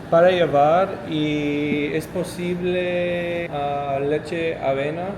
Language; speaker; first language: Spanish; non-native, learner; English